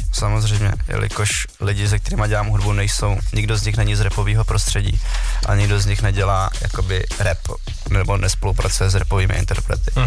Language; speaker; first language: Czech; early bilingual, other home language; Vietnamese